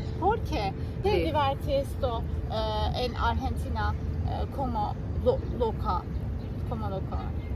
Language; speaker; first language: Spanish; non-native, learner; Turkish